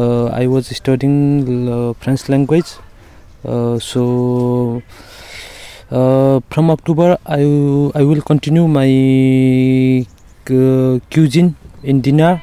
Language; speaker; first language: English; non-native, learner; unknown